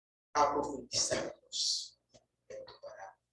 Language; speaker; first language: Spanish; non-native, fluent; Haitian Creole